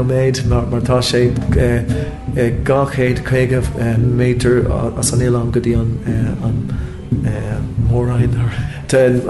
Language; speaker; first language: Irish; non-native, local second language; English